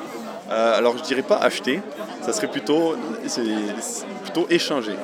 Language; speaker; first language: French; native; French